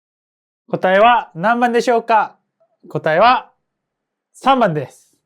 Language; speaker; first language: Japanese; non-native, fluent; Korean